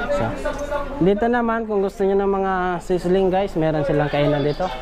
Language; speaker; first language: Filipino; non-native, local second language; Bikol